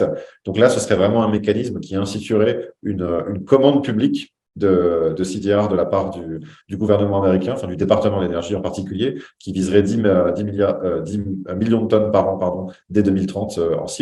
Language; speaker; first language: French; native; French